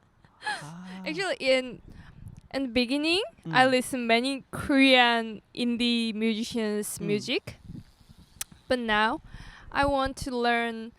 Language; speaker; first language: English; non-native, learner; Korean